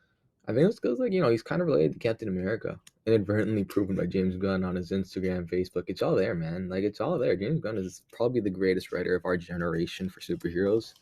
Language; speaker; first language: English; native; English